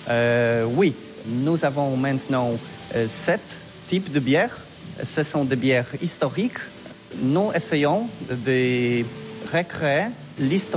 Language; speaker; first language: French; non-native, learner; Polish